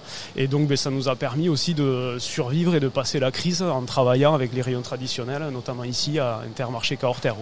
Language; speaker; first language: French; native; French